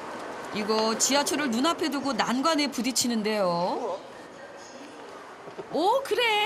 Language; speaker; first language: Korean; native; Korean